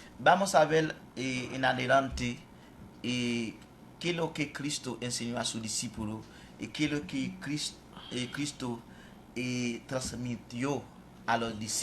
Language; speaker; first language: Spanish; non-native, fluent; Haitian Creole